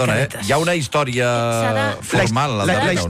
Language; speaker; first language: Catalan; native; Catalan